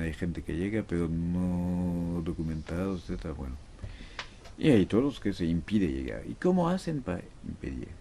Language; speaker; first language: Spanish; non-native, fluent; French